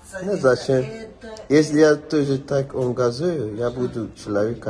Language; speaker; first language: Russian; non-native, local second language; Persian